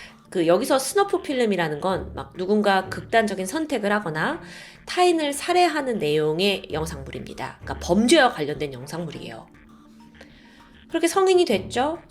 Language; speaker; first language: Korean; native; Korean